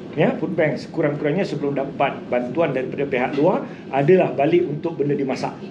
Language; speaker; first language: Malay; native; Malay